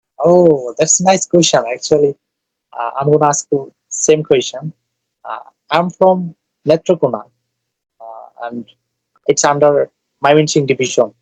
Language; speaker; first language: English; non-native, learner; Bangla